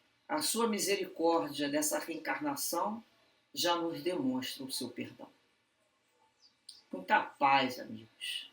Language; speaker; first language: Portuguese; native; Portuguese